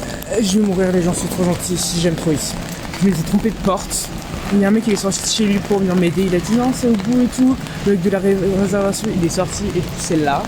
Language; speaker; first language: French; native; French